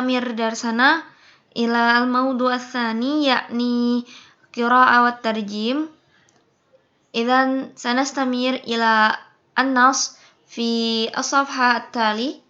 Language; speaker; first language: Arabic; non-native, fluent; Indonesian